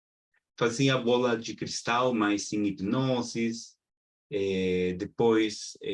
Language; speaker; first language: Portuguese; non-native, fluent; Spanish